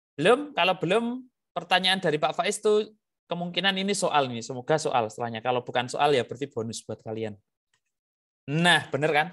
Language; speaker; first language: Indonesian; native; Indonesian